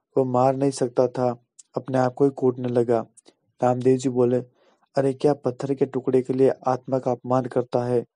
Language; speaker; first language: Hindi; native; Hindi